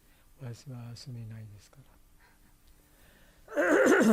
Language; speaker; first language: Japanese; non-native, fluent; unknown